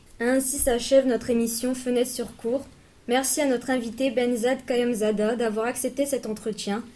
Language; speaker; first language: French; native; French